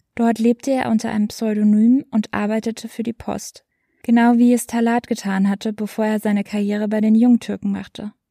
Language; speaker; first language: German; native; German